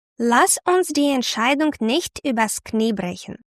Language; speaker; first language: German; non-native, fluent; Ukrainian